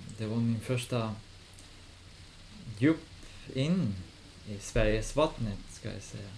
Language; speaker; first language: Swedish; non-native, learner; Hebrew